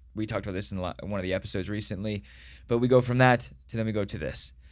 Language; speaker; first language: English; native; English